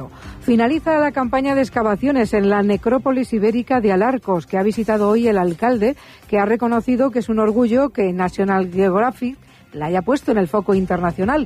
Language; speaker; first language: Spanish; native; Spanish